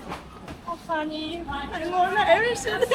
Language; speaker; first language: English; non-native, learner; Russian